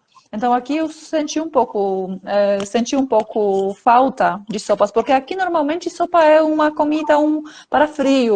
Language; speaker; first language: Portuguese; non-native, fluent; Polish